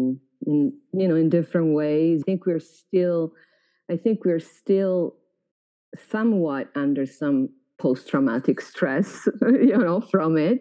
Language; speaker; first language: English; non-native, fluent; Italian